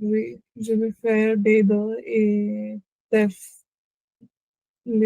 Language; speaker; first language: French; non-native, learner; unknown